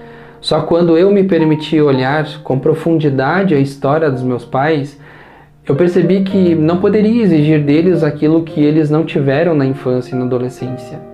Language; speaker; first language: Portuguese; native; Portuguese